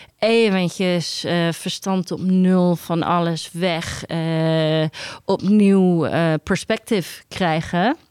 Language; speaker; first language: Dutch; early bilingual, heritage; Dutch